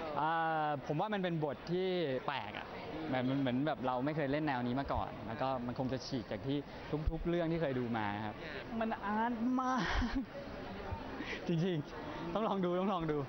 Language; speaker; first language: Thai; native; Thai